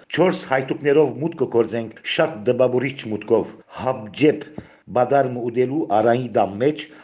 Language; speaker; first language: Armenian; native; Armenian